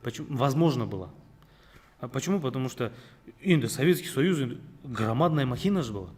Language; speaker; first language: Russian; non-native, local second language; Kazakh